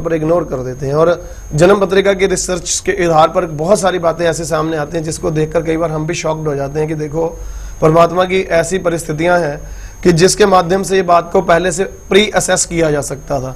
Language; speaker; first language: Hindi; native; Hindi